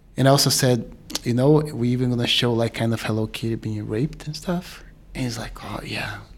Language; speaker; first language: English; non-native, fluent; Portuguese